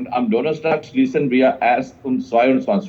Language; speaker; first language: German; non-native, fluent; Urdu